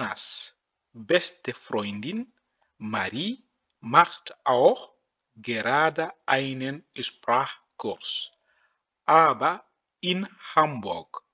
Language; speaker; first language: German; non-native, fluent; French